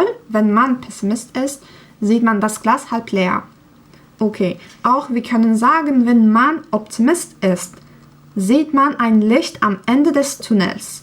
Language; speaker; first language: German; non-native, learner; Turkish